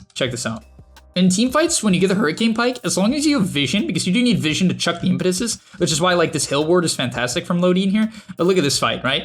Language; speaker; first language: English; native; English